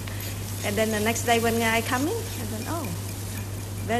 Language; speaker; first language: English; non-native, learner; Vietnamese